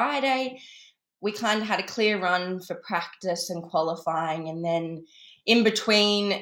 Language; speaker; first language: English; native; English